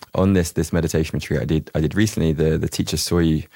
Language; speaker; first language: English; native; English